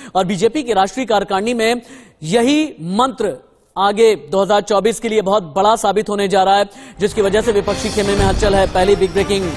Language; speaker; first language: Hindi; native; Hindi